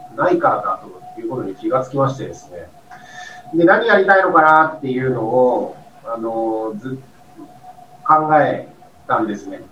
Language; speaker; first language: Japanese; native; Japanese